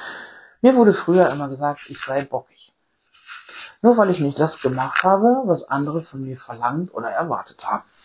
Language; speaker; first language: German; native; German